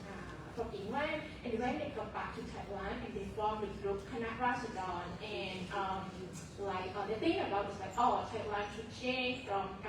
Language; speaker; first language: English; non-native, fluent; Thai